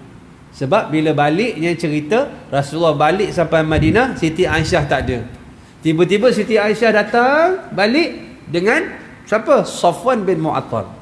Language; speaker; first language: Malay; native; Malay